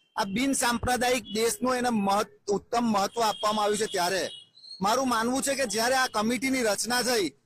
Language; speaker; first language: Gujarati; native; Gujarati